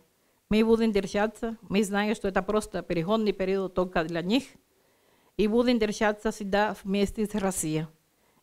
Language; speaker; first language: Russian; non-native, learner; Spanish